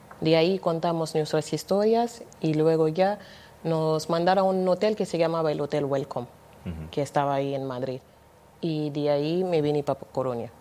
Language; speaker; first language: Spanish; non-native, fluent; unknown